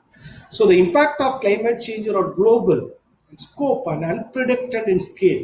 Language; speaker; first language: English; non-native, local second language; Tamil